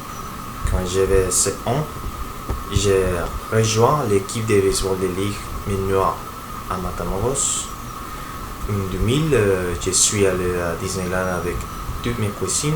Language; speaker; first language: French; non-native, learner; Spanish